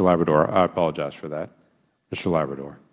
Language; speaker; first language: English; native; English